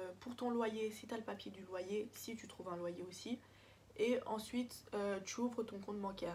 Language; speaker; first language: French; early bilingual, other home language; Portuguese